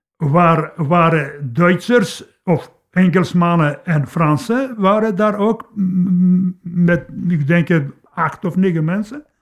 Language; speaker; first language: Dutch; non-native, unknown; Polish